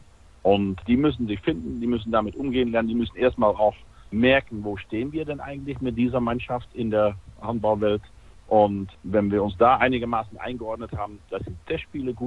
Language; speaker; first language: German; native; German